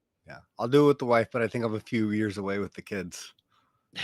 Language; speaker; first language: English; native; English